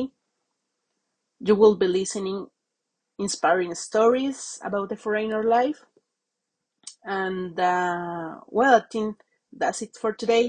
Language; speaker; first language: English; non-native, fluent; Spanish